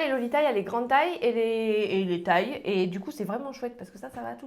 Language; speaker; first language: French; native; French